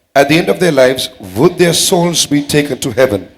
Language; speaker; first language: English; non-native, local second language; Tamil